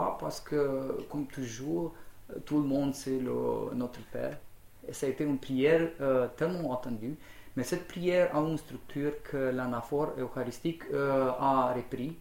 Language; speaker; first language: French; non-native, fluent; Romanian